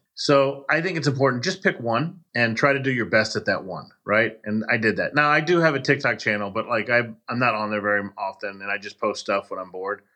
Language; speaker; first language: English; native; English